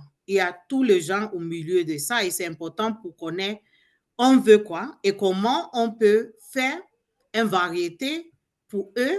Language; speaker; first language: French; non-native, learner; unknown